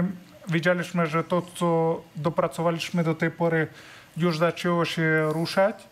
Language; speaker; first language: Polish; non-native, fluent; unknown